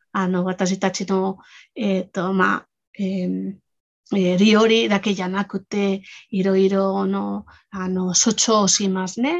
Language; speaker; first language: Japanese; non-native, fluent; Spanish